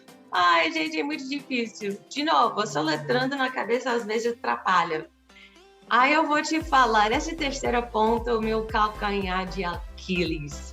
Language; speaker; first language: Portuguese; non-native, fluent; English